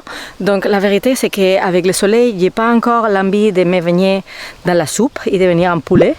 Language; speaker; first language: French; non-native, fluent; Spanish